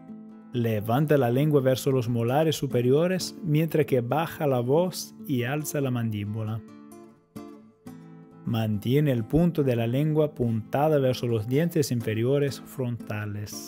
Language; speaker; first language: Spanish; non-native, fluent; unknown